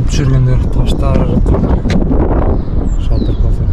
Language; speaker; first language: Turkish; non-native, learner; Bashkir